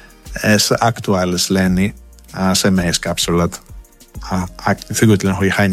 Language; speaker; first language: Hungarian; non-native, learner; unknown